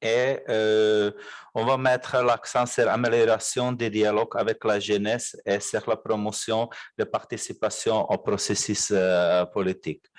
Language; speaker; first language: French; non-native, fluent; Czech